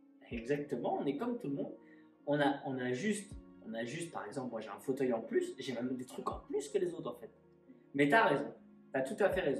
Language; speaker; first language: French; native; French